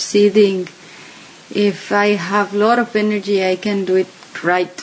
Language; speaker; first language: English; non-native, learner; Slovak